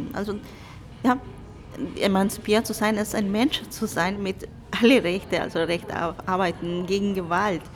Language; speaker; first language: German; non-native, fluent; Spanish